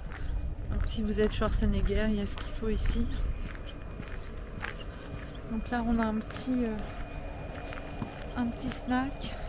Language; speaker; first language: French; native; French